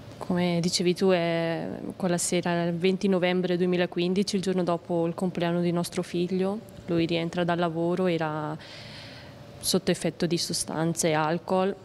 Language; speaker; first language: Italian; early bilingual, other home language; Punjabi